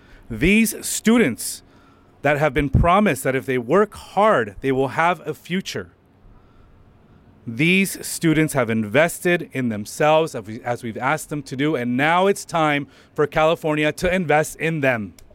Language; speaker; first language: English; early bilingual, other home language; Spanish